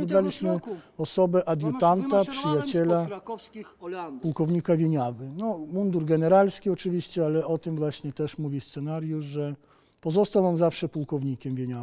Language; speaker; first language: Polish; native; Polish